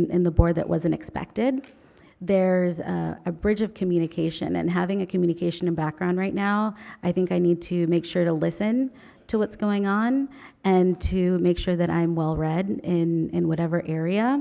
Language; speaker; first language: English; native; English